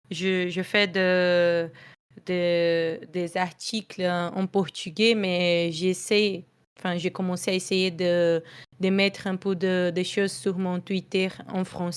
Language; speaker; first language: French; non-native, fluent; Portuguese